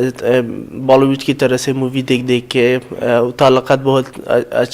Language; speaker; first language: Hindi; non-native, learner; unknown